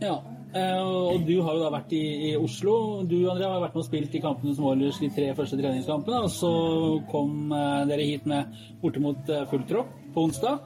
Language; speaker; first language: Norwegian; native; Norwegian